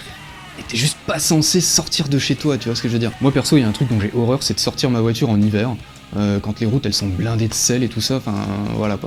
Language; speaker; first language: French; native; French